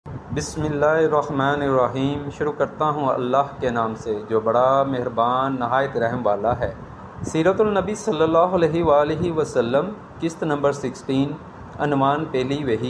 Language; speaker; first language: Urdu; native; Urdu